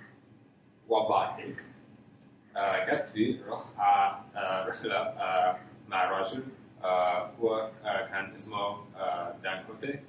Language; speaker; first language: Arabic; non-native, learner; English